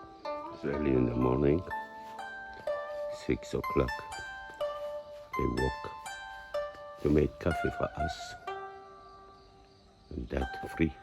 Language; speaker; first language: English; non-native, learner; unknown